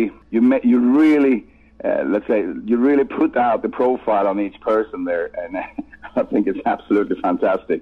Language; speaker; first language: English; non-native, fluent; Swedish